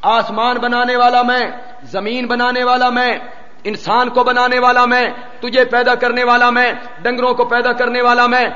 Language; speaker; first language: Urdu; non-native, local second language; Punjabi